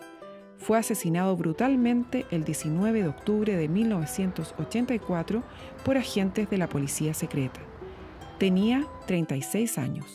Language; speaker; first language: Spanish; native; Spanish